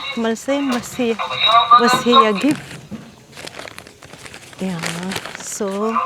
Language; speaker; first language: German; non-native, fluent; Filipino